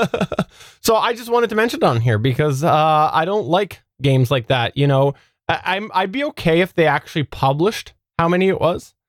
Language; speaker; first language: English; native; English